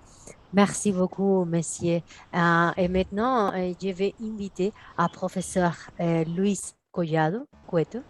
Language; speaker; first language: French; non-native, fluent; Spanish